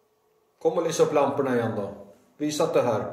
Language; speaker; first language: Swedish; native; Swedish